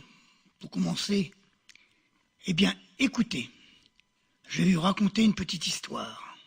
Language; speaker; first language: French; native; French